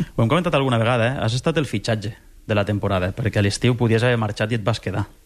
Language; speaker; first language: Catalan; native; Catalan